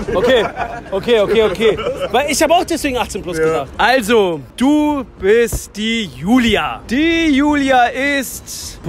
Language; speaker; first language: German; early bilingual, other home language; Turkish